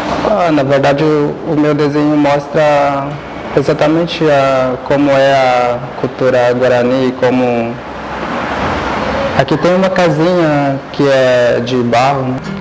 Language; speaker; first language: Portuguese; non-native, local second language; Guarani